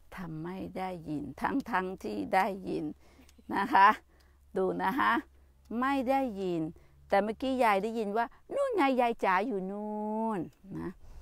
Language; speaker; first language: Thai; native; Thai